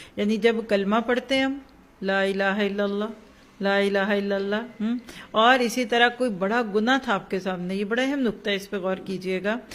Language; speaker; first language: Urdu; native; Urdu